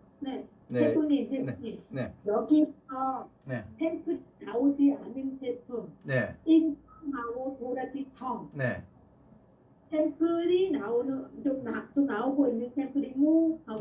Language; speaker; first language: Korean; non-native, fluent; Vietnamese